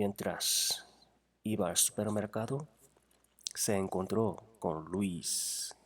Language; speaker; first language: Spanish; non-native, fluent; Korean